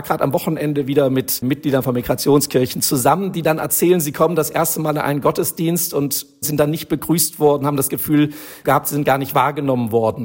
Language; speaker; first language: German; native; German